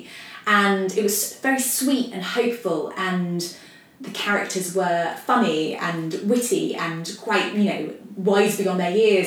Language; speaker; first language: English; native; English